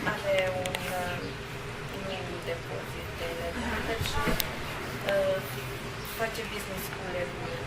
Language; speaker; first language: Romanian; non-native, local second language; Hungarian